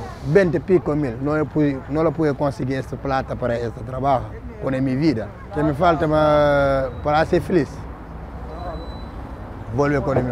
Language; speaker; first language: Spanish; non-native, learner; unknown